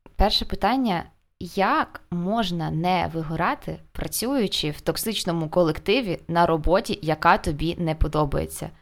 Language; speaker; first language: Ukrainian; native; Ukrainian